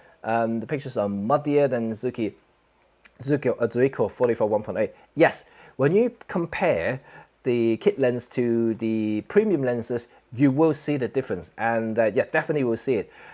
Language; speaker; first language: English; non-native, local second language; Cantonese